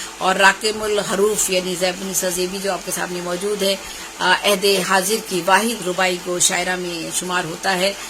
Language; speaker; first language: Urdu; native; Urdu